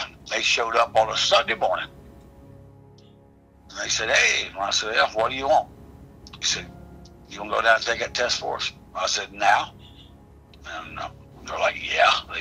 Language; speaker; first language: English; native; English